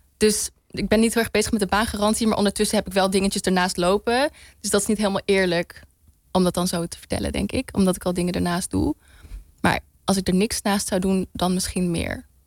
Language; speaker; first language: Dutch; native; Dutch